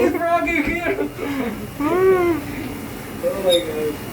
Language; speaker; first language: English; non-native, learner; Spanish